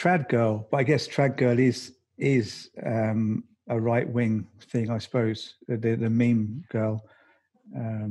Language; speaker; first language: English; native; English